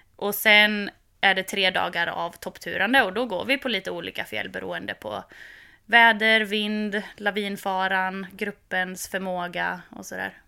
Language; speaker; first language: Swedish; native; Swedish